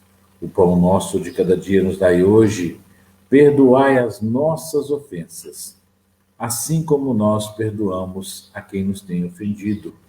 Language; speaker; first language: Portuguese; native; Portuguese